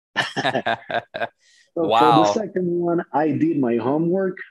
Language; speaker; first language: English; non-native, fluent; Spanish